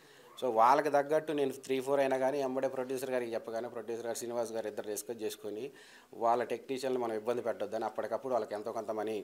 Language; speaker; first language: Telugu; native; Telugu